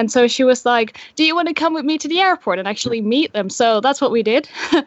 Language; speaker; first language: English; non-native, fluent; Dutch